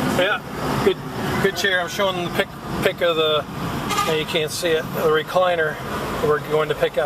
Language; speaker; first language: English; native; English